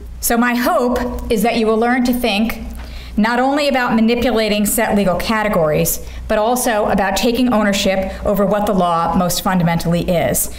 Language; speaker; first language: English; native; English